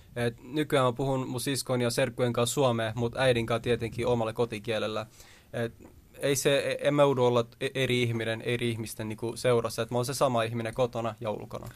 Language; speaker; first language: Finnish; early bilingual, other home language; Persian